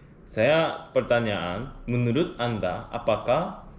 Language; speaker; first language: Indonesian; non-native, learner; Korean